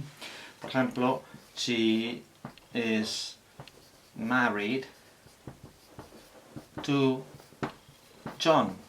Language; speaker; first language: English; non-native, fluent; Spanish